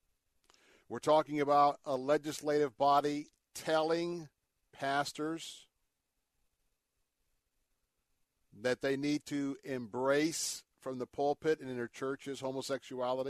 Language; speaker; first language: English; native; English